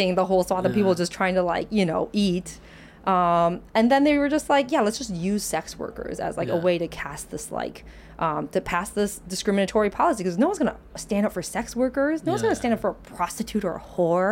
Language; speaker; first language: English; native; English